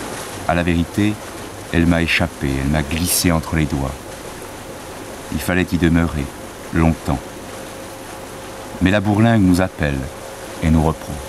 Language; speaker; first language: French; native; French